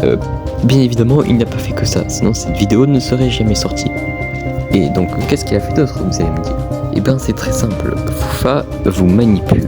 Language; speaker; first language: French; native; French